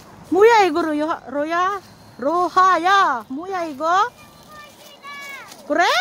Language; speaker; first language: Korean; non-native, learner; Filipino